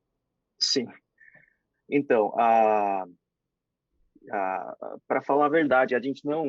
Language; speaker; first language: Portuguese; non-native, fluent; Korean